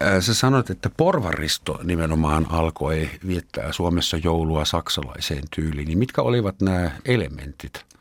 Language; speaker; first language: Finnish; non-native, fluent; German